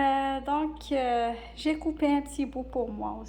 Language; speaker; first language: French; non-native, local second language; Arabic